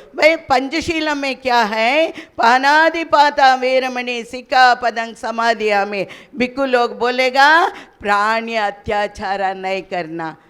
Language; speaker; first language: Hindi; non-native, local second language; Kannada